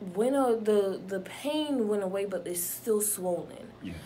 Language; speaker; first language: English; native; English